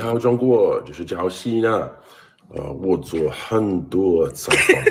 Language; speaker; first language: Chinese; non-native, learner; English